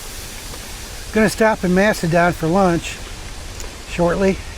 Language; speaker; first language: English; native; English